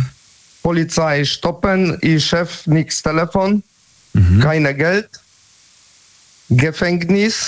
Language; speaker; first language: German; non-native, learner; Polish